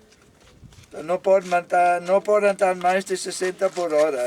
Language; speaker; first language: Portuguese; non-native, fluent; Spanish